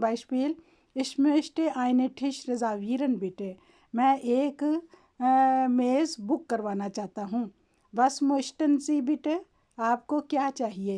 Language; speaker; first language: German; non-native, fluent; Urdu